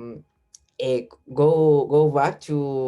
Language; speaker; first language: English; non-native, learner; Spanish